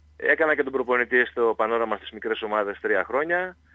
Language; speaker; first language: Greek; native; Greek